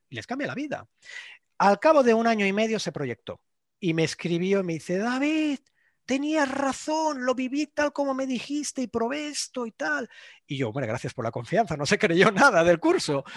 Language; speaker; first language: Spanish; non-native, local second language; Catalan